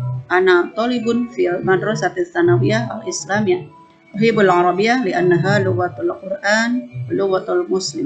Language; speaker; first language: Arabic; non-native, fluent; Indonesian